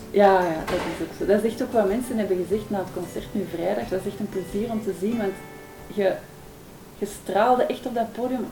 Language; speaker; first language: Dutch; native; Dutch